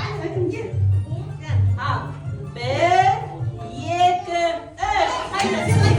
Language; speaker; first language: Kazakh; native; Kazakh